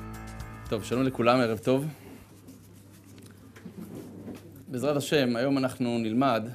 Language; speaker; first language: Hebrew; native; Hebrew